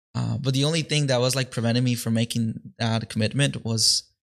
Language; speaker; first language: English; early bilingual, other home language; Spanish